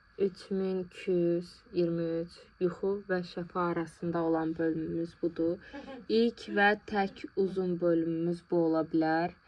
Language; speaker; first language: Azerbaijani; non-native, local second language; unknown